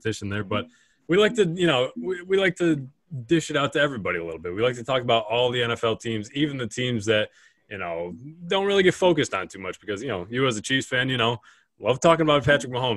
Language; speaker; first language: English; native; English